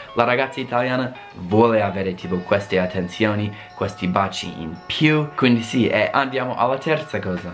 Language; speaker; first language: Italian; non-native, fluent; English